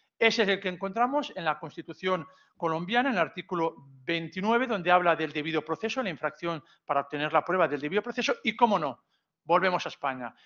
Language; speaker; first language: Spanish; non-native, local second language; Catalan